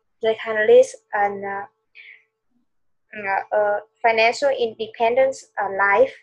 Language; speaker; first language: English; non-native, learner; Vietnamese